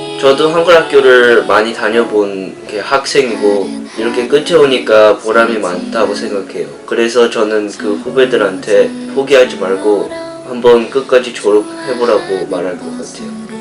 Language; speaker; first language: Korean; early bilingual, heritage; English